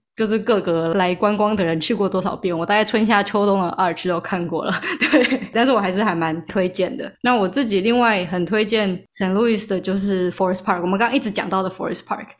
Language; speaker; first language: Chinese; native; Chinese